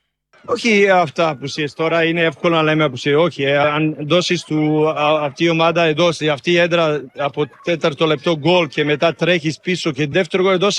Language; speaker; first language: Greek; non-native, learner; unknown